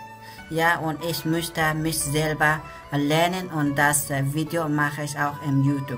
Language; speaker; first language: German; non-native, learner; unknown